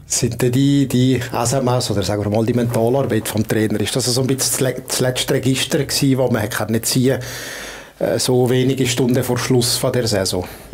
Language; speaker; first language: German; native; German